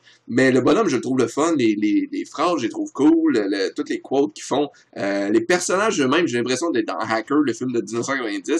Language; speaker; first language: French; native; French